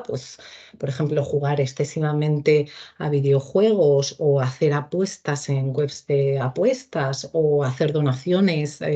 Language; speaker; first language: Spanish; native; Spanish